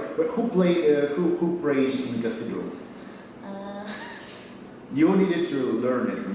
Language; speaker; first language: English; non-native, fluent; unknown